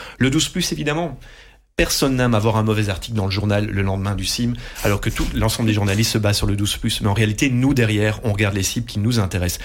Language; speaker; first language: French; non-native, local second language; Dutch